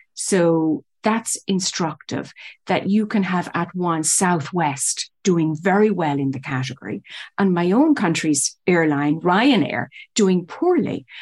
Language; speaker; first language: English; native; English